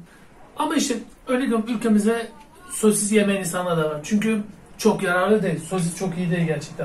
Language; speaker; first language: Turkish; native; Turkish